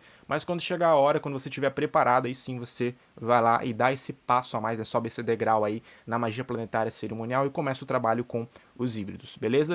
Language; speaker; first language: Portuguese; native; Portuguese